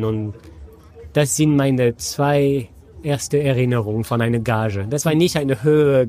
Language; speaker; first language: German; non-native, fluent; French